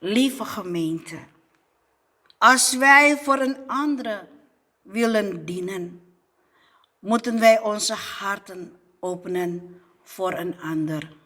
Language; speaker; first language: Dutch; non-native, fluent; Indonesian